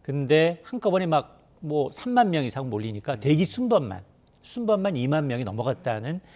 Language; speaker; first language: Korean; native; Korean